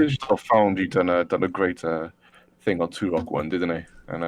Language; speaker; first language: English; native; English